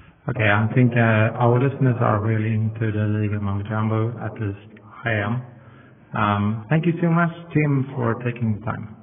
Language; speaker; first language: English; non-native, fluent; Swedish